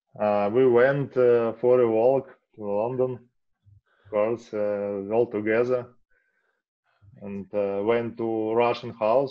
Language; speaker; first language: English; non-native, learner; Russian